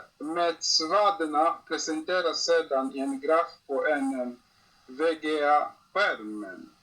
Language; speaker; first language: Swedish; non-native, learner; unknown